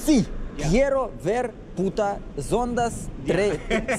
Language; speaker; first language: Spanish; non-native, learner; Russian